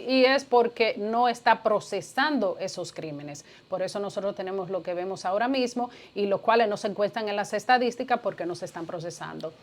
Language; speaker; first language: Spanish; native; Spanish